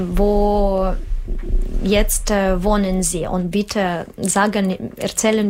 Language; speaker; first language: German; non-native, learner; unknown